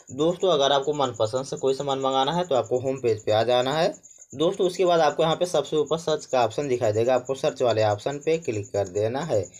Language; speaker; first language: Hindi; native; Hindi